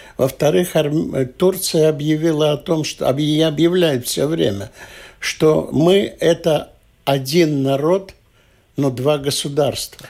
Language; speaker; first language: Russian; non-native, local second language; Latvian